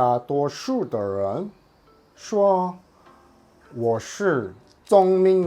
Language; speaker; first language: Chinese; non-native, learner; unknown